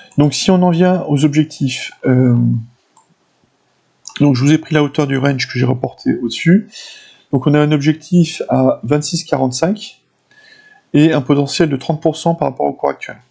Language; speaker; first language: French; native; French